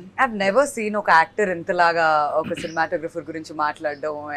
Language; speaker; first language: Telugu; native; Telugu